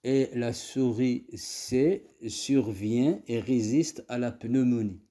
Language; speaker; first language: French; non-native, local second language; Arabic